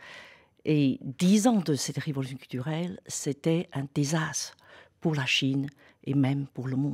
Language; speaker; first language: French; non-native, fluent; Chinese